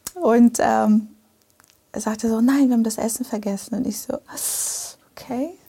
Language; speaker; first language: German; early bilingual, other home language; Portuguese